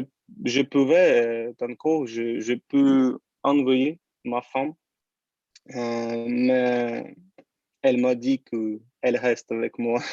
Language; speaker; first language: French; non-native, learner; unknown